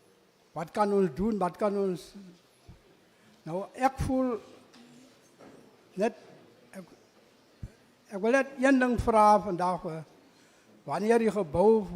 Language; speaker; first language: Afrikaans; non-native, local second language; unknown